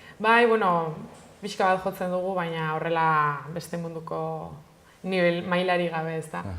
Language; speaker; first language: Basque; native; Basque